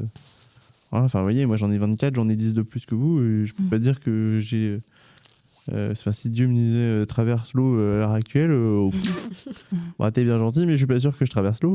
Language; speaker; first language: French; native; French